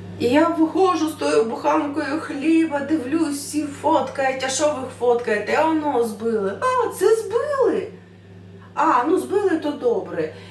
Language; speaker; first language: Ukrainian; non-native, local second language; Russian